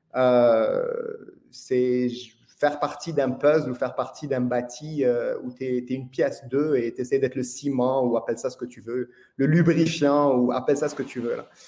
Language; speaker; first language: French; non-native, local second language; Arabic